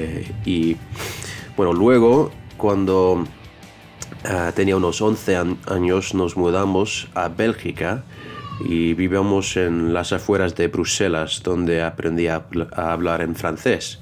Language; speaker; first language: Spanish; non-native, fluent; English